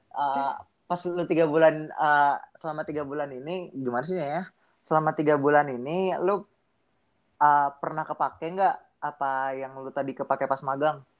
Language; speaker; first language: Indonesian; native; Indonesian